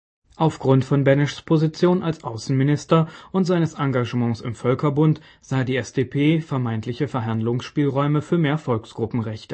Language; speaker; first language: German; native; German